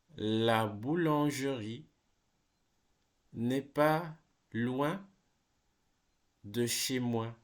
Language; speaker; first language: French; non-native, fluent; English